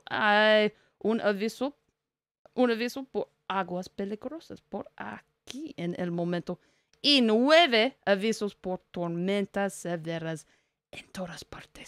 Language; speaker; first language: Spanish; non-native, learner; English